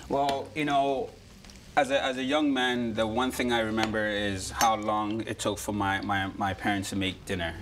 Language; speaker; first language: English; native; English